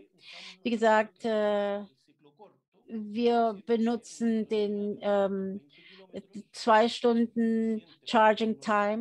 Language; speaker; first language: German; early bilingual, heritage; German